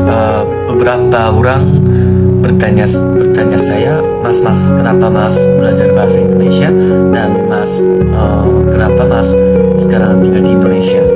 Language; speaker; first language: Indonesian; non-native, learner; Korean